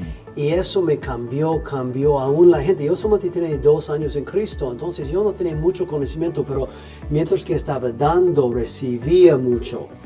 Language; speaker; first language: Spanish; non-native, fluent; English